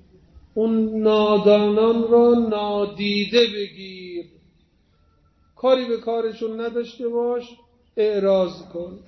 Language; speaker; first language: Persian; native; Persian